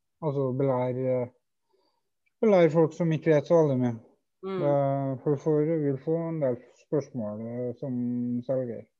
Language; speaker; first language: Norwegian; native; Norwegian